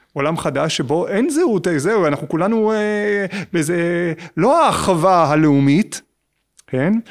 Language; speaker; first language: Hebrew; native; Hebrew